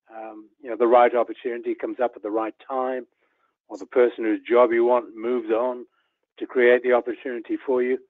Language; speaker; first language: English; native; English